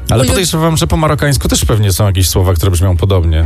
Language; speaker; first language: Polish; native; Polish